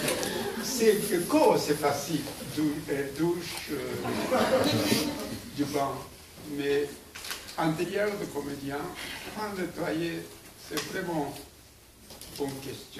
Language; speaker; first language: French; non-native, learner; Japanese